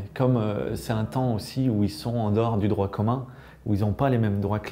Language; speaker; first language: French; native; French